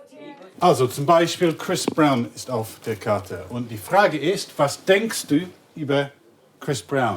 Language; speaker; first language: German; non-native, fluent; English